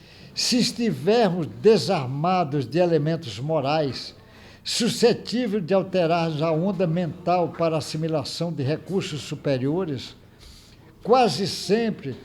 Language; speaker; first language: Portuguese; native; Portuguese